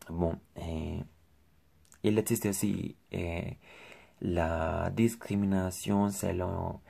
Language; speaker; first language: French; non-native, learner; Spanish